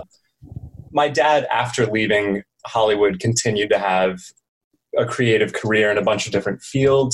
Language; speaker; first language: English; native; English